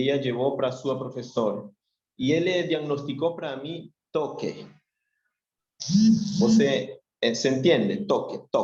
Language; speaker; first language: Portuguese; non-native, learner; Spanish